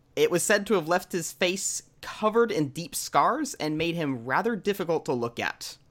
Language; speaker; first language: English; native; English